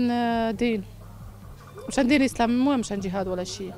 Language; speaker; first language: Arabic; non-native, learner; Bosnian